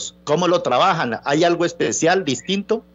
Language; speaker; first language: Spanish; native; Spanish